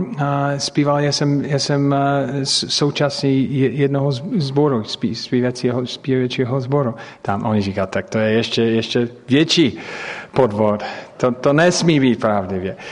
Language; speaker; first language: Czech; non-native, fluent; English